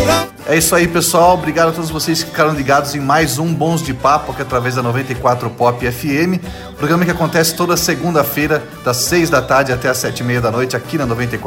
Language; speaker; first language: Portuguese; native; Portuguese